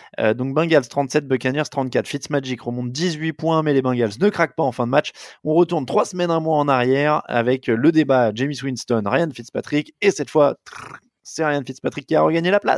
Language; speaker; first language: French; native; French